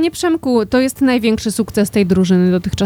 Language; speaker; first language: Polish; native; Polish